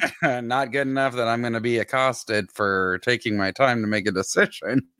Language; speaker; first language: English; native; English